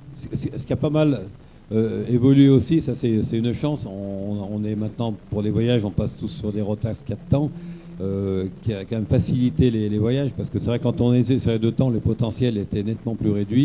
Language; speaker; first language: French; native; French